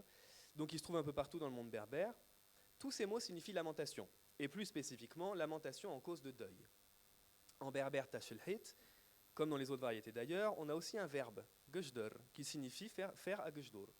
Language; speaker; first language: French; native; French